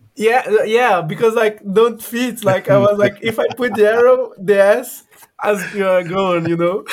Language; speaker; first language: English; non-native, learner; Portuguese